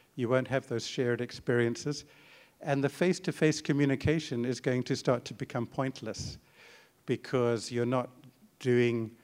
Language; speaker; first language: English; native; English